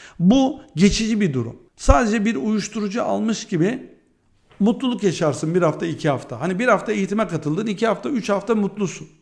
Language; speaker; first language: Turkish; early bilingual, heritage; Turkish